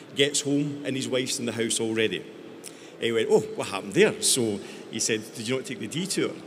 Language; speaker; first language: English; native; English